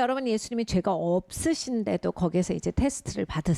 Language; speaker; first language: Korean; native; Korean